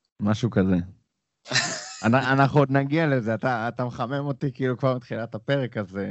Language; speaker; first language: Hebrew; native; Hebrew